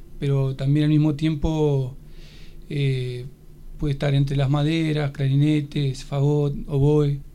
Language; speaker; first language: Spanish; native; Spanish